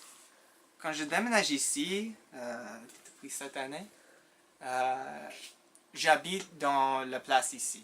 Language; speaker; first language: French; non-native, local second language; English